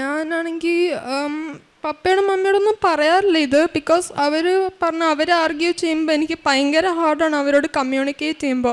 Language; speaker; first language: Malayalam; early bilingual, heritage; Malayalam